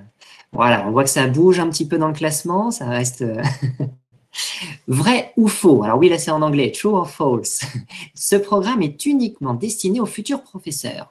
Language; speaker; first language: French; native; French